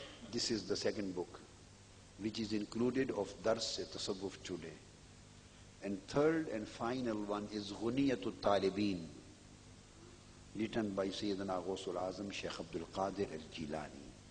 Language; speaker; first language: English; non-native, local second language; Punjabi